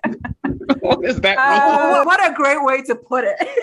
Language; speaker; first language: English; early bilingual, other home language; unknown